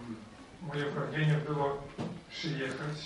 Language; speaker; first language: Polish; non-native, learner; Ukrainian